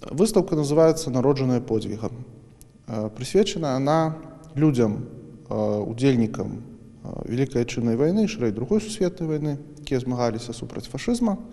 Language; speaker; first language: Belarusian; non-native, local second language; Russian